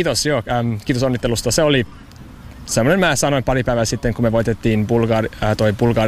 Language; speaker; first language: Finnish; non-native, fluent; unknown